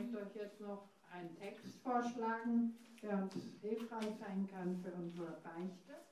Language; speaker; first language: German; non-native, fluent; English